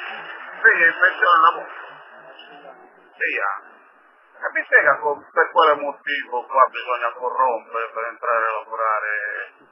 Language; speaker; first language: Italian; native; Italian